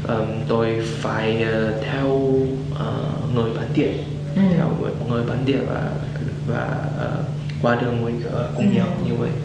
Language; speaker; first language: Vietnamese; non-native, learner; Chinese